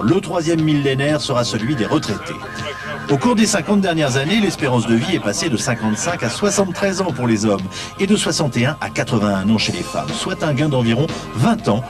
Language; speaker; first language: French; native; French